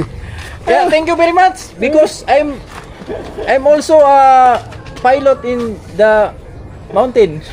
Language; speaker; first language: English; non-native, local second language; Filipino